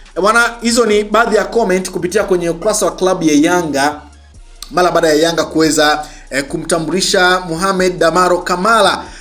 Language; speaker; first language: Swahili; native; Swahili